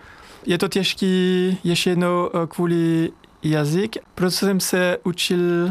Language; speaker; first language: Czech; non-native, learner; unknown